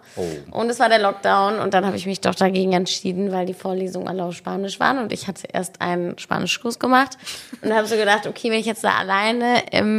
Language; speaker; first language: German; native; German